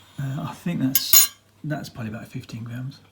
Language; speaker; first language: English; native; English